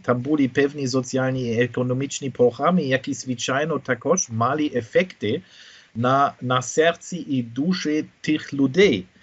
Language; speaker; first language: Ukrainian; non-native, fluent; German